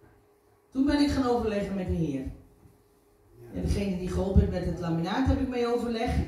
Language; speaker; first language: Dutch; native; Dutch